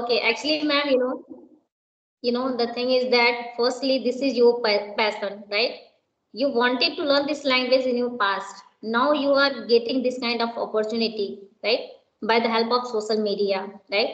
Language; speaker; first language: English; non-native, local second language; Hindi